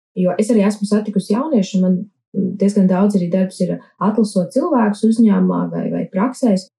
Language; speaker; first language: Latvian; native; Latvian